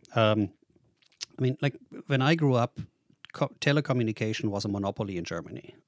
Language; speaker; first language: English; non-native, fluent; German